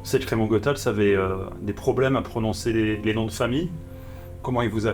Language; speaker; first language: French; native; French